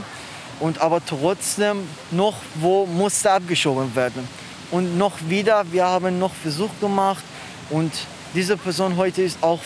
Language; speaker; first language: German; non-native, learner; Persian